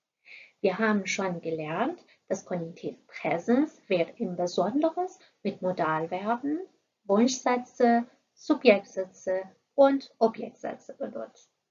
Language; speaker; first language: German; non-native, fluent; Persian